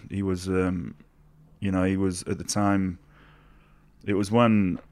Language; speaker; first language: English; native; English